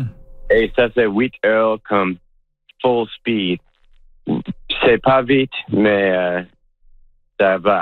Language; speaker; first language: French; non-native, local second language; English